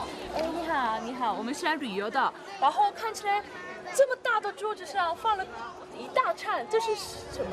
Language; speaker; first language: Chinese; non-native, learner; Korean